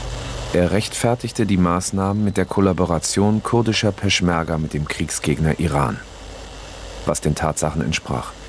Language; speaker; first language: German; native; German